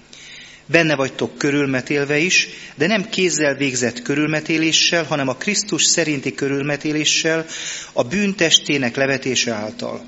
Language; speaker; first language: Hungarian; native; Hungarian